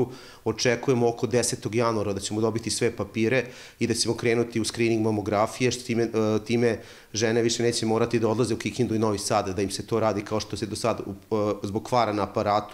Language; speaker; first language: Serbian; native; Serbian